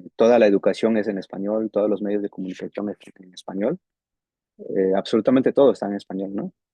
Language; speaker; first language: Spanish; non-native, local second language; Zapotec